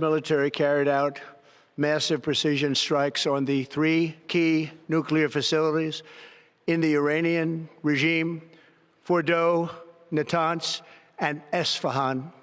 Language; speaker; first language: English; native; English